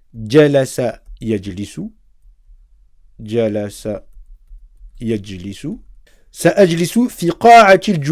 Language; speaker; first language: Arabic; non-native, fluent; French